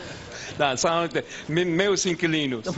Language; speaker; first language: Portuguese; non-native, fluent; Spanish